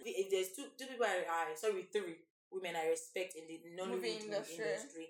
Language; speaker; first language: English; non-native, local second language; Igbo